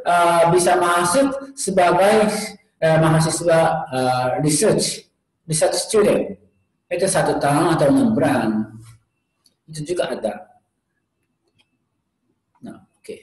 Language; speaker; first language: Indonesian; non-native, learner; Japanese